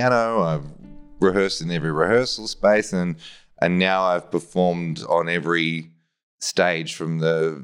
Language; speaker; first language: English; native; English